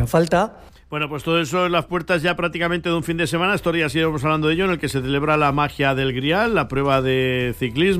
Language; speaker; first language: Spanish; native; Spanish